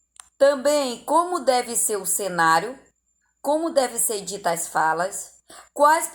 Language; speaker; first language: Portuguese; native; Portuguese